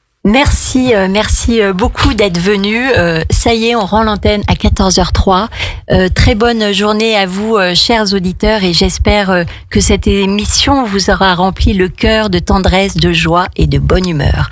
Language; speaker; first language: French; native; French